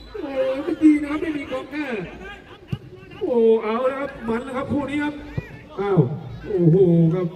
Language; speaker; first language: Thai; native; Thai